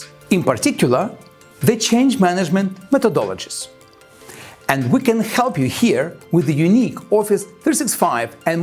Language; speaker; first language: English; non-native, fluent; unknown